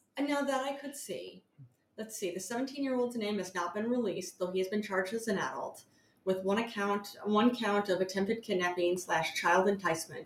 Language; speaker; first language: English; native; English